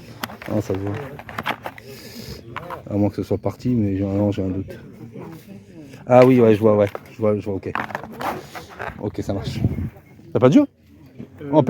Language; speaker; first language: French; native; French